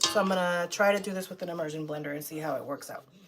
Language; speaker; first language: English; native; English